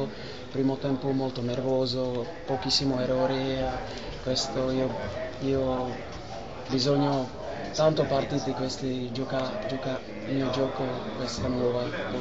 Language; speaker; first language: Italian; non-native, learner; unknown